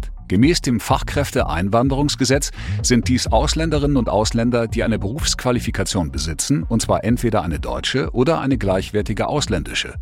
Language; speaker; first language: German; native; German